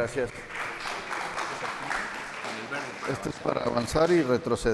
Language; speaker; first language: Spanish; native; Spanish